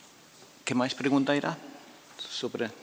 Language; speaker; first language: Portuguese; non-native, fluent; Danish